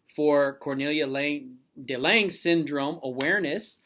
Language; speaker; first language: English; native; English